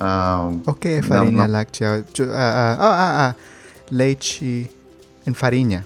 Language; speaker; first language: Portuguese; non-native, learner; Spanish